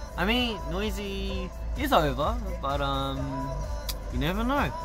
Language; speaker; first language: English; early bilingual, other home language; Korean